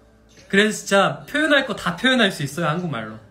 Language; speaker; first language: Korean; non-native, fluent; English